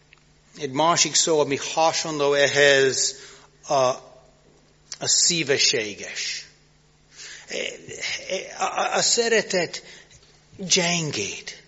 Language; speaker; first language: Hungarian; non-native, learner; English